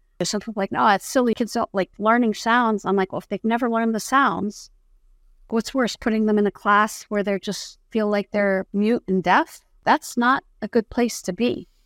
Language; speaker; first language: English; non-native, fluent; Arabic